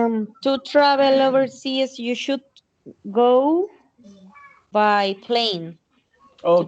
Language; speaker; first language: English; non-native, learner; Spanish